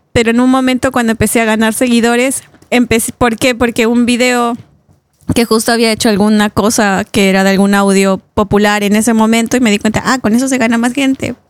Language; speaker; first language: Spanish; native; Spanish